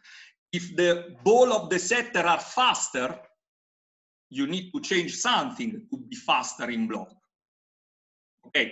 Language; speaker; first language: English; non-native, fluent; Italian